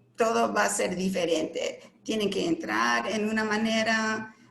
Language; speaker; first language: Spanish; non-native, learner; English